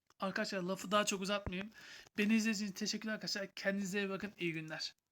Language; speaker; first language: Turkish; native; Turkish